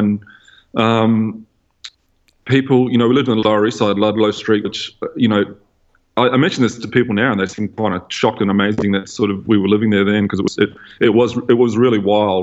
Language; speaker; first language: English; native; English